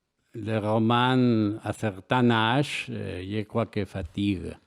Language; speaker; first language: French; non-native, learner; Spanish